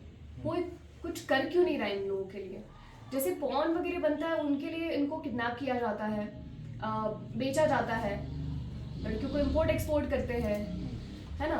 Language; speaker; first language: Hindi; native; Hindi